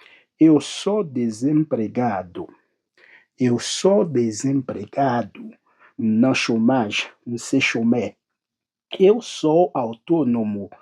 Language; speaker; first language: Portuguese; non-native, learner; Haitian Creole